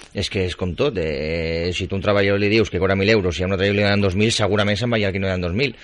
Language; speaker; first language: Catalan; non-native, local second language; Spanish